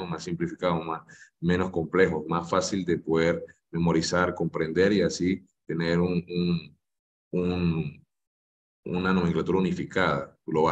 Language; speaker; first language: Spanish; native; Spanish